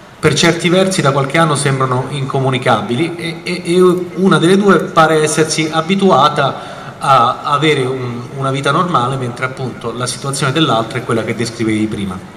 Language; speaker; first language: Italian; native; Italian